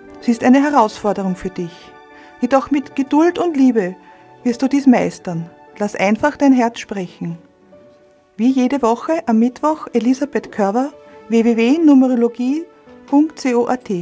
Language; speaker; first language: German; native; German